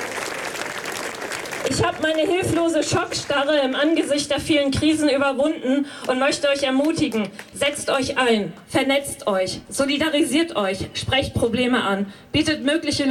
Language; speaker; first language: German; native; German